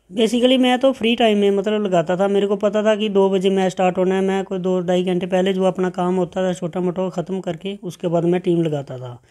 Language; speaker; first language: Hindi; native; Hindi